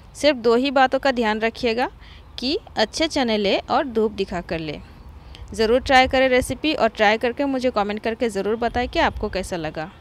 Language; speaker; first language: Hindi; non-native, local second language; Marathi